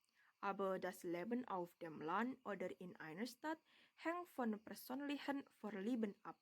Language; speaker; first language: German; non-native, learner; Indonesian